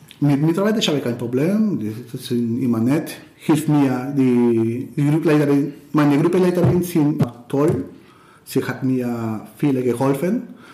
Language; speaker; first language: German; non-native, learner; Spanish